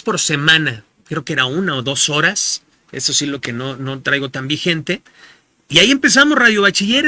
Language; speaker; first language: Spanish; native; Spanish